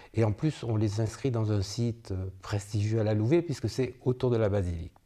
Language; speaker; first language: French; native; French